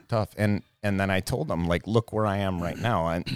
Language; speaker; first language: English; native; English